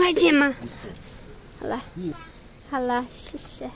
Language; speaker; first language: Chinese; non-native, learner; Khowar